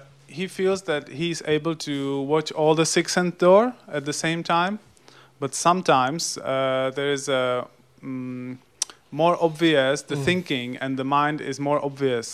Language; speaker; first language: English; non-native, fluent; Czech